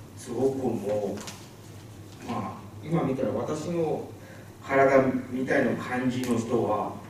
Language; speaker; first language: Japanese; non-native, fluent; Burmese